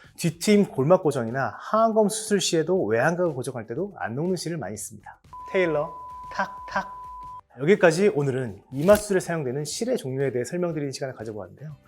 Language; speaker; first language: Korean; native; Korean